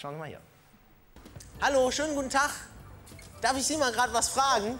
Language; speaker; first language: German; native; German